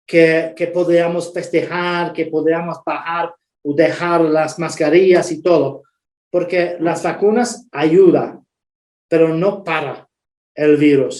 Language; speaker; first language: Spanish; non-native, fluent; English